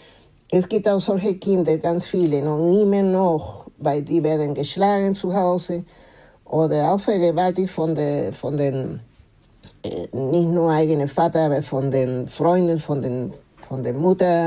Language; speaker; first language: German; non-native, fluent; Spanish